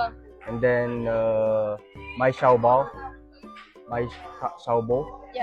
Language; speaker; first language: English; non-native, learner; Filipino